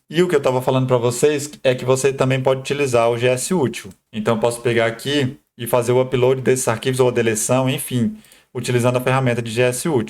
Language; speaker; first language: Portuguese; native; Portuguese